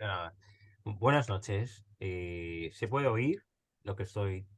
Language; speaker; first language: Spanish; early bilingual, heritage; Spanish